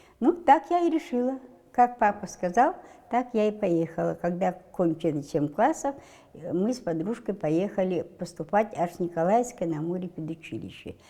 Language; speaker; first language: Russian; non-native, local second language; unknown